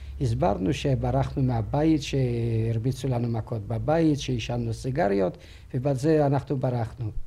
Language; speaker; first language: Hebrew; non-native, fluent; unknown